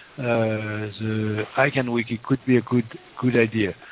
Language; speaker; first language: English; non-native, fluent; French